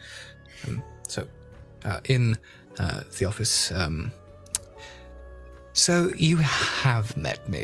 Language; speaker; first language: English; native; English